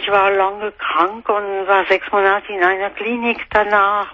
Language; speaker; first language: German; non-native, fluent; French